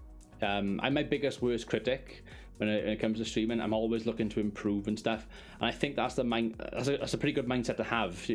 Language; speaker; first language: English; native; English